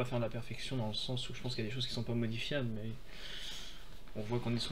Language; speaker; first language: French; native; French